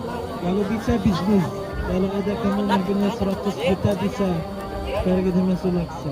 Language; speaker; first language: Indonesian; non-native, learner; Arabic